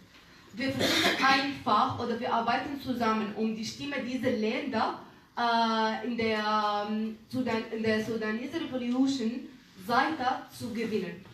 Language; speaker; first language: German; non-native, learner; Arabic